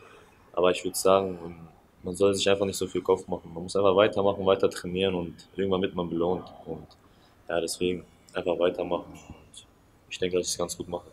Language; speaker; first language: German; native; German